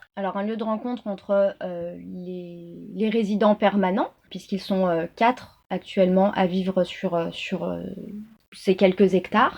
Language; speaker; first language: French; native; French